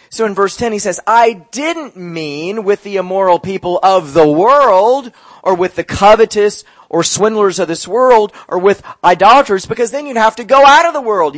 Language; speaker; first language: English; native; English